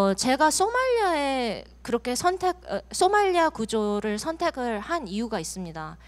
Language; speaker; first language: Korean; early bilingual, heritage; Korean